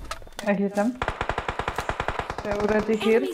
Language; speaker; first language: English; non-native, fluent; Polish